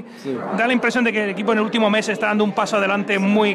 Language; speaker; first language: Spanish; native; Spanish